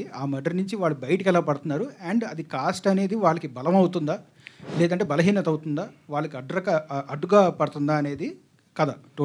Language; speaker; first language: Telugu; native; Telugu